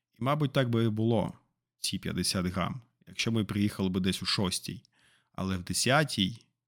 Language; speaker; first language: Ukrainian; non-native, local second language; Russian